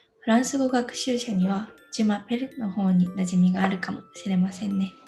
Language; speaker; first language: Japanese; native; Japanese